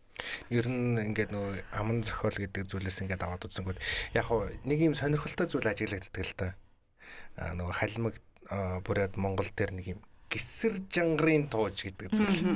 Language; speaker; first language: Mongolian; native; Mongolian